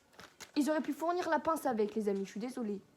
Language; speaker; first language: French; native; French